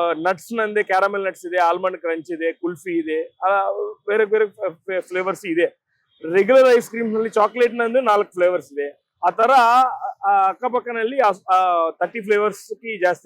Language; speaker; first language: Kannada; non-native, learner; Telugu